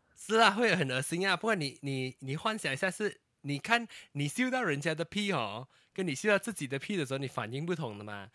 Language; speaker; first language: Chinese; native; Chinese